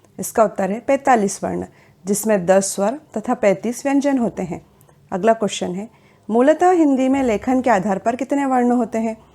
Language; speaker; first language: Hindi; native; Hindi